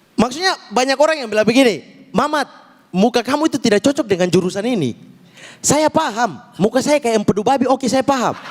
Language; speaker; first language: Indonesian; native; Indonesian